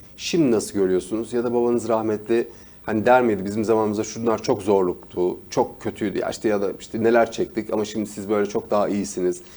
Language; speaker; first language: Turkish; native; Turkish